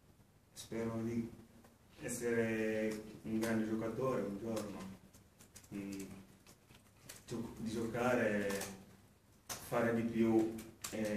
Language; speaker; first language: Italian; non-native, fluent; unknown